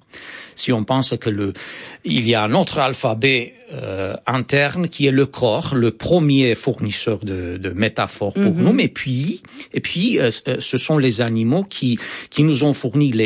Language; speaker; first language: French; non-native, fluent; Romanian